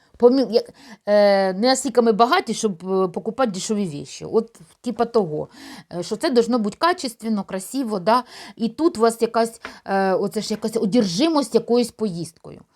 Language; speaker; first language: Ukrainian; non-native, local second language; Russian